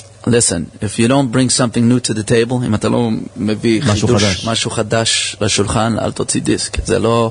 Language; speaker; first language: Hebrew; early bilingual, heritage; English